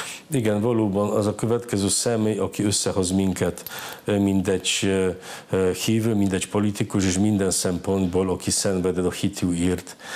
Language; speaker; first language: Hungarian; non-native, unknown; Polish